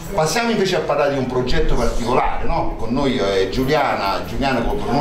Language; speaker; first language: Italian; native; Italian